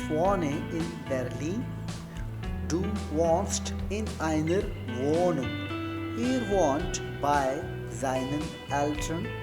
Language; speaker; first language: German; non-native, fluent; Urdu